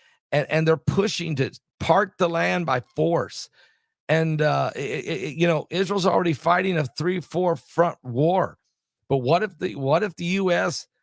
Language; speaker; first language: English; native; English